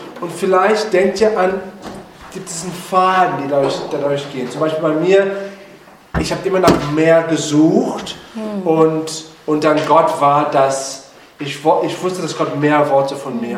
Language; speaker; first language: German; non-native, learner; French